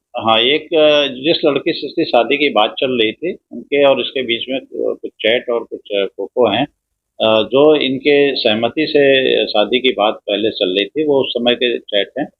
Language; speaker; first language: Hindi; native; Hindi